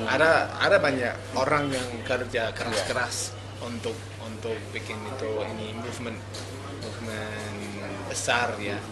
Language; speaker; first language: Indonesian; non-native, learner; English